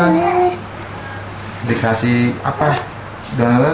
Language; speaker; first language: Indonesian; native; Indonesian